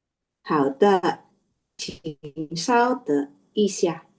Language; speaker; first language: Chinese; non-native, learner; Indonesian